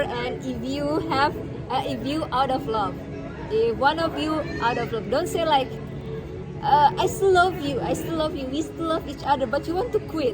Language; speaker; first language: English; non-native, fluent; Indonesian